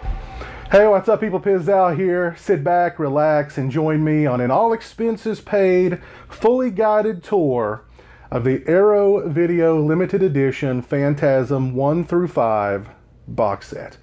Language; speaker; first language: English; native; English